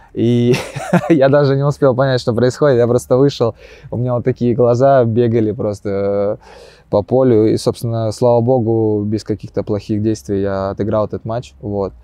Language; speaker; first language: Russian; native; Russian